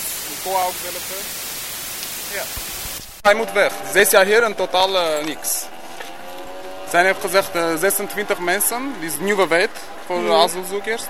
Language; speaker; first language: Dutch; non-native, learner; Armenian